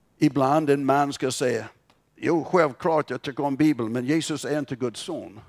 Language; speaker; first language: Swedish; non-native, fluent; English